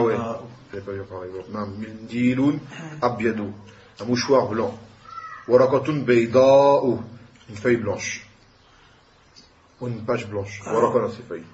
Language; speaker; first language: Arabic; non-native, fluent; French